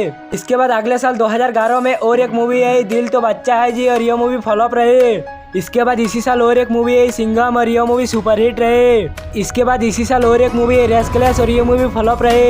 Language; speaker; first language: Hindi; non-native, local second language; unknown